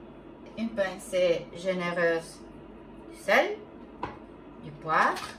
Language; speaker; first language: French; non-native, fluent; Italian